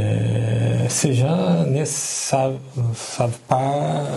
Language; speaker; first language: French; non-native, learner; Portuguese